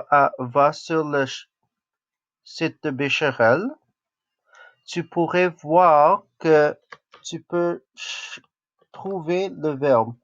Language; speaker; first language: French; non-native, local second language; English